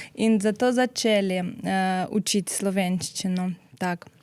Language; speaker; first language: Slovenian; non-native, learner; Ukrainian